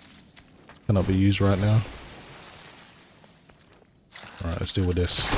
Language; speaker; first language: English; native; English